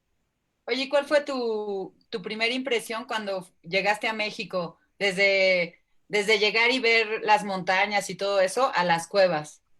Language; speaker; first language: Spanish; native; Spanish